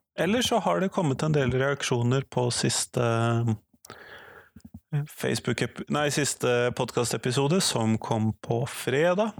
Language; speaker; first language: Norwegian; native; Norwegian